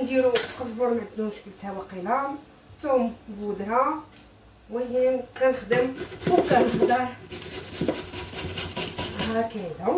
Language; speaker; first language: Arabic; native; Arabic